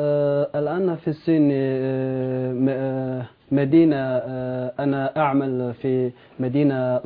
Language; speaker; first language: Arabic; non-native, learner; Chinese